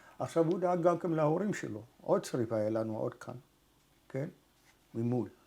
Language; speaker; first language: Hebrew; early bilingual, other home language; Arabic